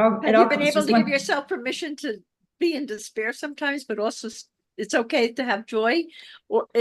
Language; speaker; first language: English; native; English